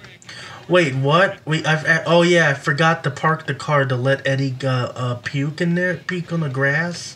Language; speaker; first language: English; native; English